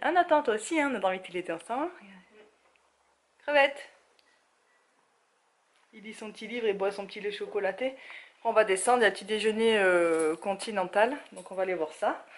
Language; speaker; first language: French; native; French